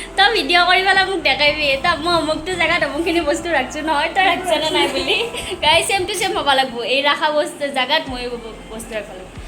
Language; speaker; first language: Assamese; native; Assamese